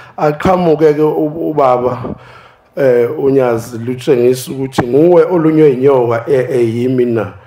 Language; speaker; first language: Zulu; native; Zulu